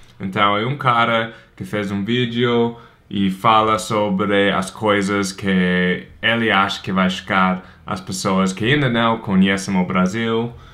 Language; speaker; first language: Portuguese; non-native, fluent; English